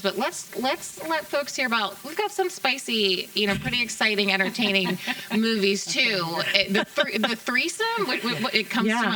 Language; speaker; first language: English; native; English